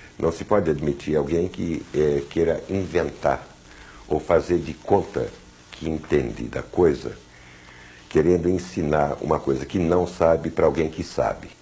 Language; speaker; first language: Portuguese; early bilingual, other home language; German